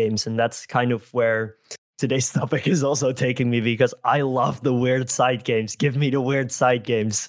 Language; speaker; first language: English; non-native, fluent; Dutch